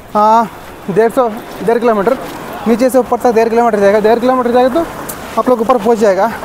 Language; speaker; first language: Hindi; non-native, local second language; Kannada